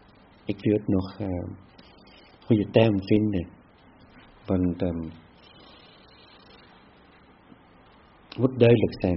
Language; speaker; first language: Dutch; non-native, fluent; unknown